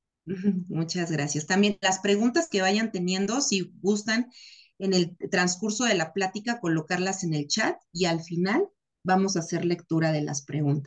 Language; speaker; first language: Spanish; native; Spanish